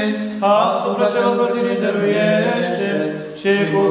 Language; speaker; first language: Romanian; native; Romanian